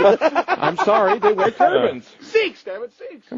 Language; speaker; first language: English; native; English